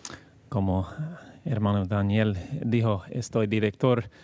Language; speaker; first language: Spanish; non-native, learner; English